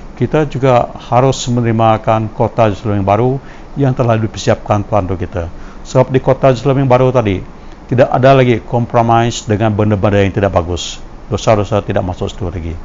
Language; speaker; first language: Malay; non-native, local second language; Iban